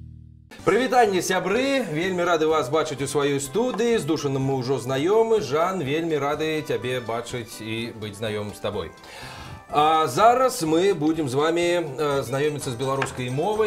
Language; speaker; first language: Russian; native; Russian